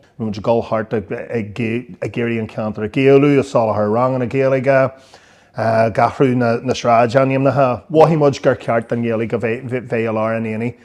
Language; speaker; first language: Irish; non-native, local second language; English